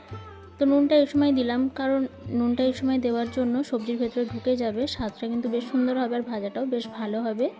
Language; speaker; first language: Bangla; native; Bangla